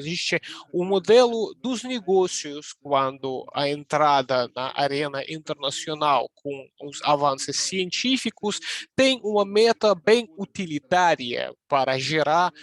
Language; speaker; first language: Portuguese; non-native, fluent; Russian